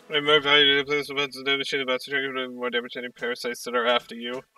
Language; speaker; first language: English; native; English